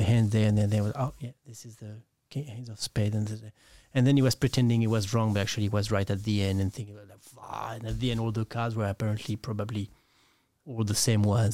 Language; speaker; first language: English; non-native, fluent; French